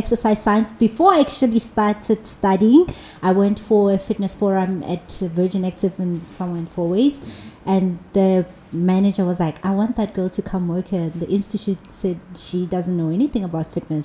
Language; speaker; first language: English; non-native, local second language; Zulu